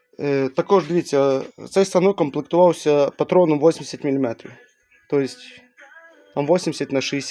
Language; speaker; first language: Ukrainian; native; Ukrainian